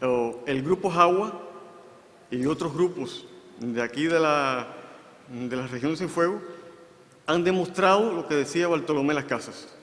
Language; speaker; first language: Spanish; native; Spanish